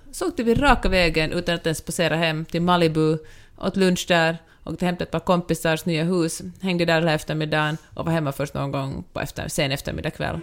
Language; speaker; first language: Swedish; native; Swedish